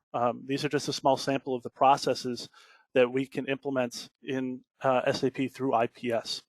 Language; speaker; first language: English; native; English